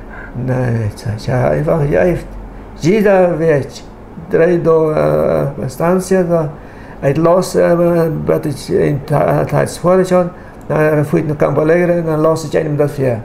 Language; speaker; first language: German; non-native, local second language; Low German